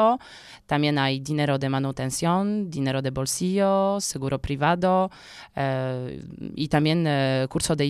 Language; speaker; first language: Spanish; non-native, learner; Polish